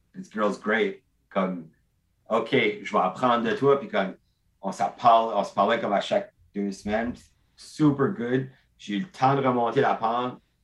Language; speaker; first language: French; non-native, local second language; English